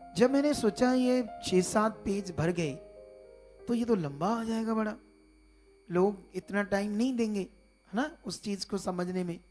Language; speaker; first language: Hindi; non-native, local second language; Punjabi